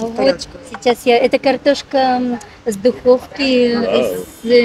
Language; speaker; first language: Russian; non-native, learner; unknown